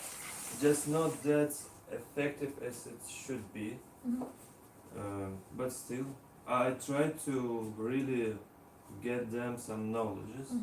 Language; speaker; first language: English; non-native, learner; Russian